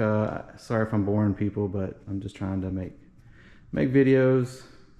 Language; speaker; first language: English; native; English